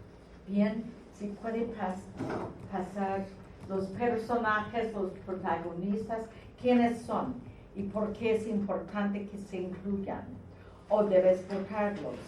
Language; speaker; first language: Spanish; non-native, fluent; English